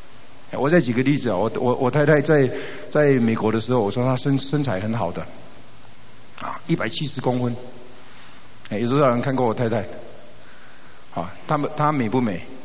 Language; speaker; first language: Chinese; native; Chinese